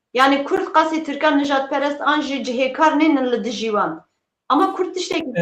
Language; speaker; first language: Kurdish; native; Kurdish